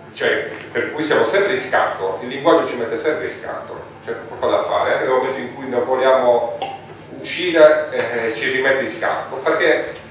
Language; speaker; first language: Italian; native; Italian